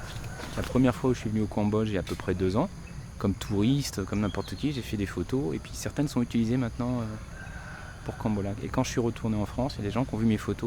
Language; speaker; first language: French; native; French